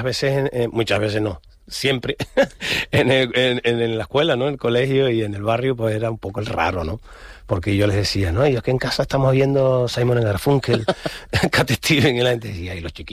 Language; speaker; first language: Spanish; native; Spanish